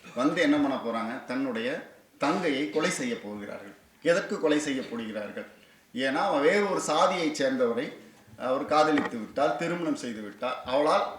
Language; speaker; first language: Tamil; native; Tamil